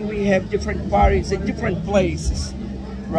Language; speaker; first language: English; non-native, learner; Portuguese